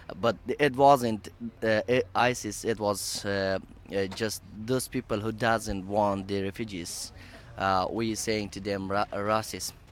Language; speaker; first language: English; non-native, learner; Persian